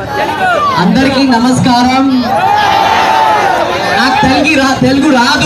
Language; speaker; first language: Telugu; non-native, learner; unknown